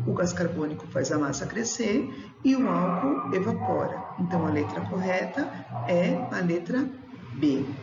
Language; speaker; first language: Portuguese; native; Portuguese